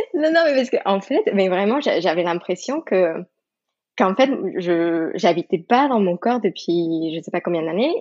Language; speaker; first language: French; non-native, fluent; Spanish